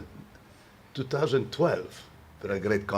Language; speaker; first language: English; non-native, fluent; Italian